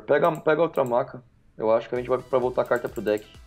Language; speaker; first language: Portuguese; native; Portuguese